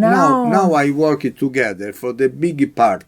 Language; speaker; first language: English; non-native, learner; Italian